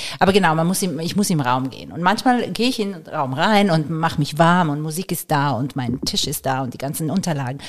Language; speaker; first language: German; non-native, fluent; Italian